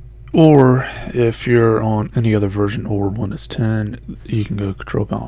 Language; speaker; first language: English; native; English